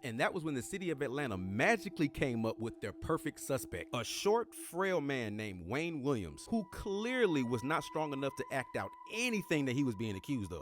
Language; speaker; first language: English; native; English